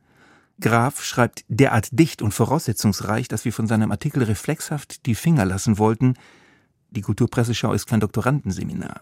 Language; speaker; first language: German; native; German